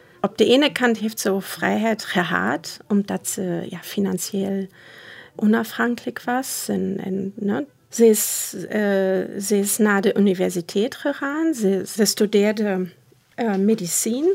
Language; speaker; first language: Dutch; non-native, fluent; German